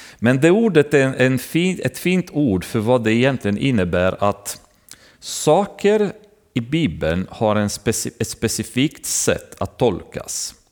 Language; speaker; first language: Swedish; non-native, fluent; Romanian